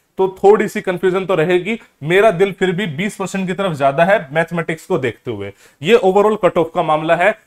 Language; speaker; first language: Hindi; native; Hindi